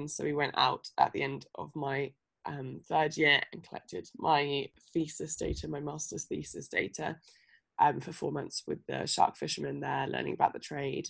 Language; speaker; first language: English; native; English